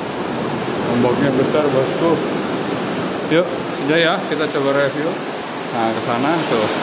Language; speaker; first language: Indonesian; native; Indonesian